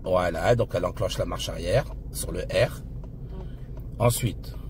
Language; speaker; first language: French; native; French